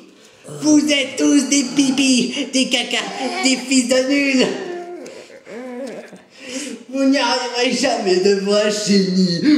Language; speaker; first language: French; native; French